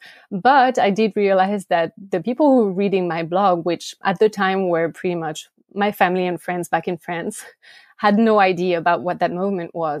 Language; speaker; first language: English; non-native, fluent; French